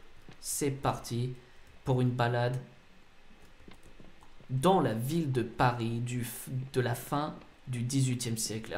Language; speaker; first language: French; native; French